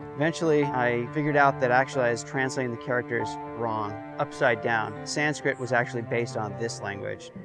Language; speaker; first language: English; native; English